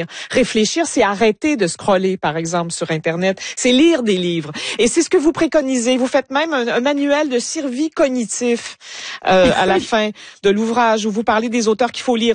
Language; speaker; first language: French; native; French